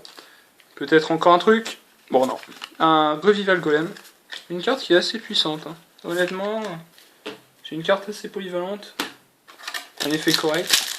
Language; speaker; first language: French; native; French